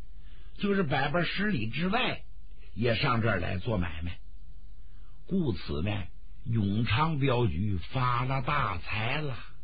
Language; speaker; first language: Chinese; native; Chinese